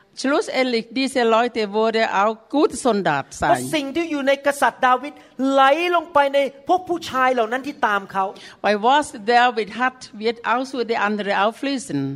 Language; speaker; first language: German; non-native, learner; Thai